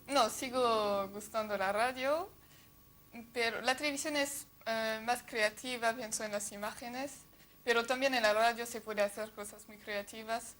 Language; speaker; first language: Spanish; non-native, fluent; French